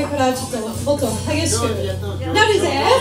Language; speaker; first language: Japanese; non-native, fluent; English